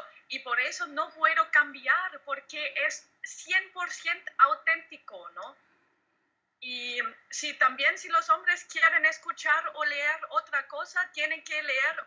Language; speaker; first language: Spanish; non-native, learner; German